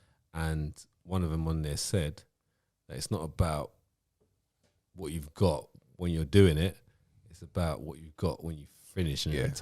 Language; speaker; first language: English; native; English